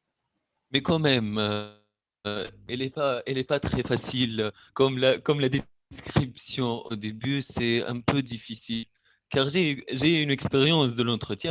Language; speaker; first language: French; non-native, local second language; Arabic